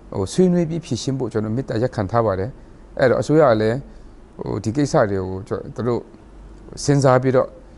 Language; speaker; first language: Burmese; non-native, local second language; Kachin